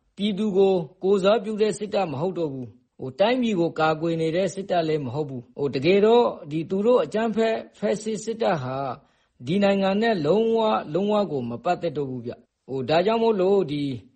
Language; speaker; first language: Burmese; native; Burmese